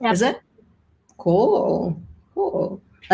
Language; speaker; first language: English; non-native, fluent; Czech